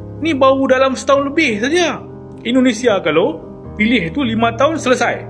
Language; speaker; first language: Malay; native; Malay